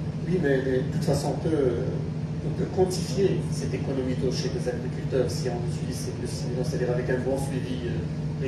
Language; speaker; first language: French; non-native, local second language; Arabic